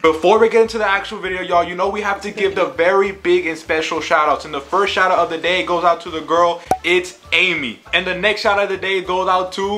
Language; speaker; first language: English; early bilingual, other home language; Spanish